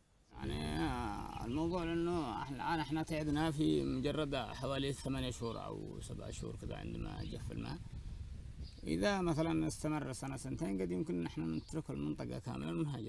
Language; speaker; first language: Arabic; native; Arabic